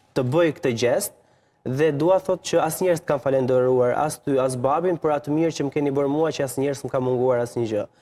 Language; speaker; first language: Albanian; native; Albanian